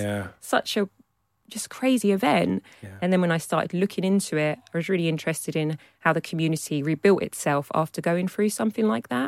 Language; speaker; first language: English; native; English